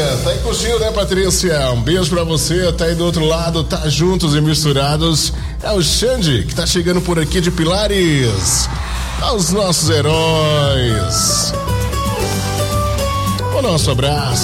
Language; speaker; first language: Portuguese; native; Portuguese